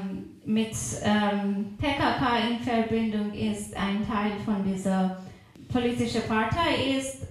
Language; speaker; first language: German; non-native, fluent; Persian